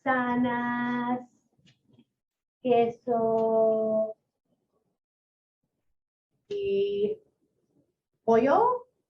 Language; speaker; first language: Spanish; non-native, fluent; English